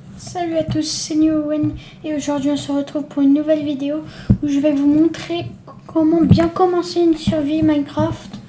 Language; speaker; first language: French; native; French